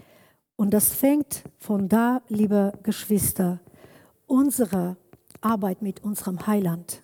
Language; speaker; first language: German; non-native, learner; Kurdish